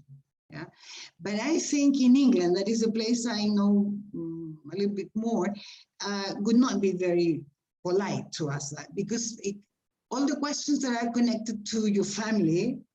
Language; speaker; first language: English; non-native, fluent; Spanish